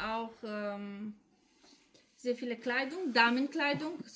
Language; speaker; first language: German; non-native, local second language; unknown